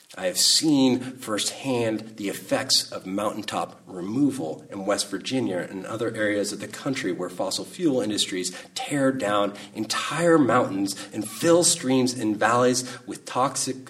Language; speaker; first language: English; native; English